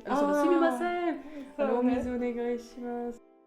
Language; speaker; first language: Japanese; non-native, learner; German